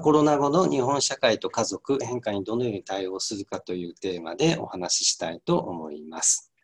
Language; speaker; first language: Japanese; native; Japanese